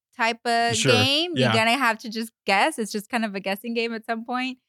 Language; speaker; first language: English; non-native, fluent; Spanish